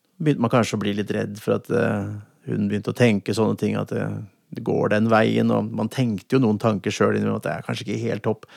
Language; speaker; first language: Norwegian; native; Norwegian